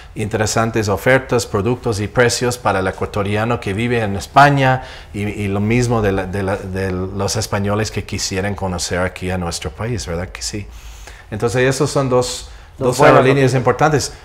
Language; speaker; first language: Spanish; non-native, fluent; English